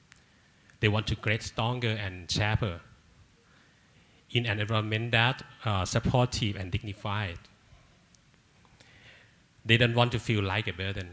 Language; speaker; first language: English; non-native, learner; Thai